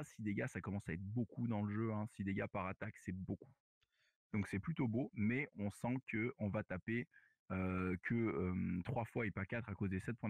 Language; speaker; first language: French; native; French